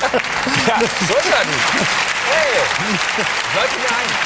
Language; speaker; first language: German; native; German